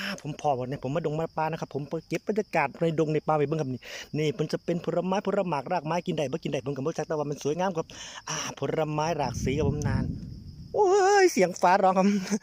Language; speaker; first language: Thai; native; Thai